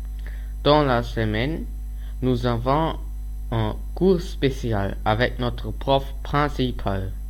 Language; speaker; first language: French; non-native, learner; German